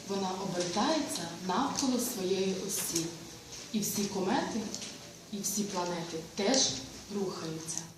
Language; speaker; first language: Ukrainian; native; Ukrainian